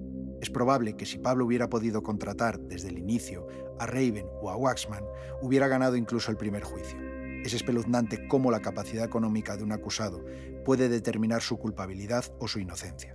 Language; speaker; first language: Spanish; native; Spanish